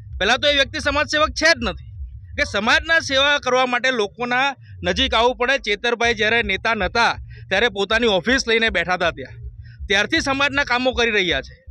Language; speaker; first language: Gujarati; native; Gujarati